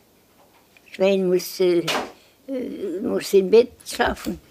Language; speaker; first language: German; non-native, learner; Estonian